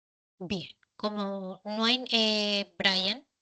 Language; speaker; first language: Spanish; native; Spanish